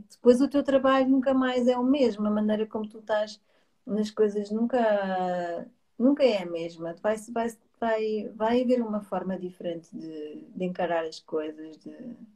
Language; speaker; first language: Portuguese; native; Portuguese